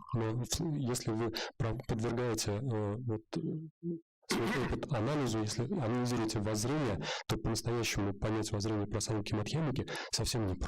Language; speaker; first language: Russian; native; Russian